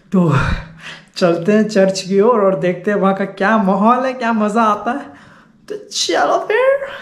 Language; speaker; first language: Hindi; native; Hindi